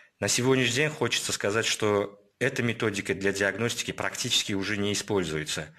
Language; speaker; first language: Russian; non-native, local second language; Uzbek